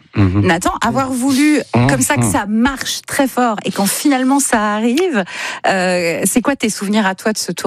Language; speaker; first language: French; native; French